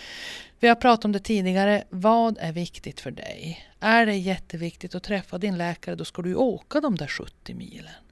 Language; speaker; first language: Swedish; native; Swedish